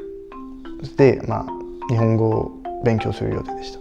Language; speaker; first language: Japanese; non-native, fluent; French